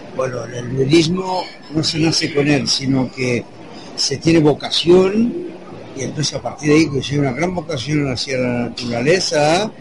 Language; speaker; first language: Spanish; non-native, fluent; French